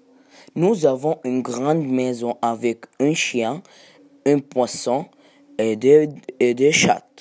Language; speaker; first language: French; non-native, learner; Arabic